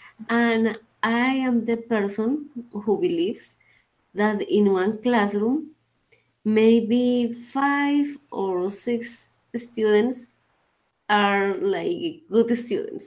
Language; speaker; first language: English; non-native, learner; Spanish